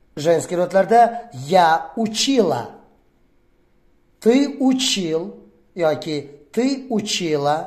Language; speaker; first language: Russian; non-native, fluent; Uzbek